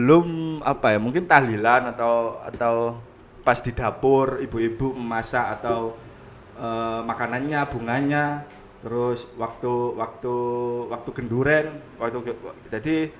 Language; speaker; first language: Indonesian; non-native, local second language; Javanese